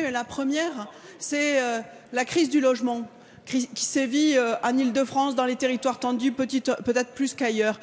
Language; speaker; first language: French; native; French